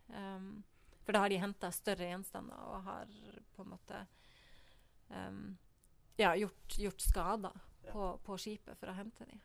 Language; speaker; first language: Norwegian; native; Norwegian